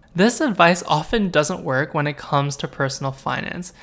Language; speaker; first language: English; native; English